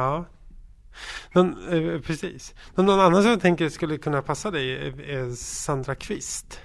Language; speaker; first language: Swedish; native; Swedish